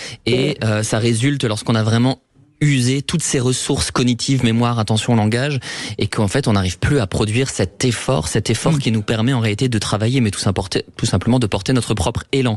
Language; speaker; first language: French; native; French